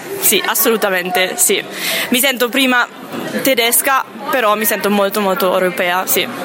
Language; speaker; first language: Italian; non-native, fluent; German